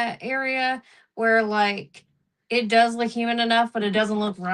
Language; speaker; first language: English; native; English